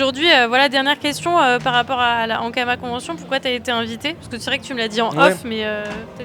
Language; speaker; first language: French; native; French